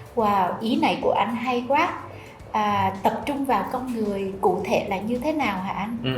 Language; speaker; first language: Vietnamese; native; Vietnamese